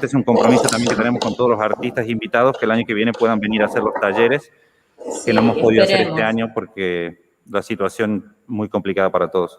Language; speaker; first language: Spanish; native; Spanish